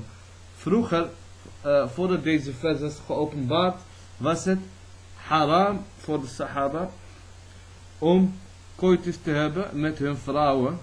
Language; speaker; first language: Dutch; early bilingual, other home language; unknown